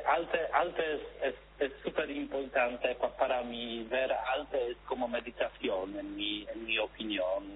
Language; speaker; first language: Spanish; non-native, fluent; Polish